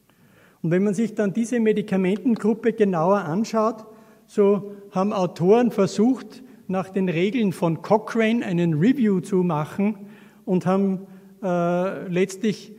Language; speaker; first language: German; native; German